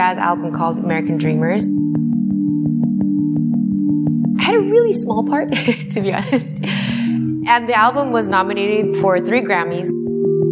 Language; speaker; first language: English; native; English